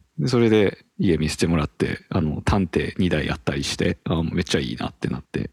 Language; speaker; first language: Japanese; native; Japanese